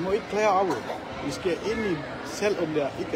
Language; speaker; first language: Danish; non-native, learner; Achinese